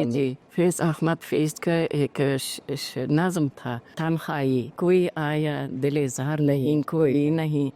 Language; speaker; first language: Hindi; non-native, fluent; Uzbek